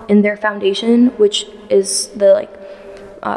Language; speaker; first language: English; native; English